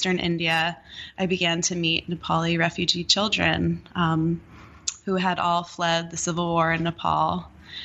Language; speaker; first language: English; native; English